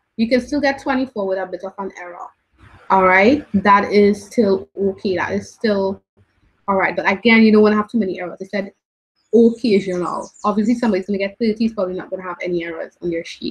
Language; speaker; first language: English; native; English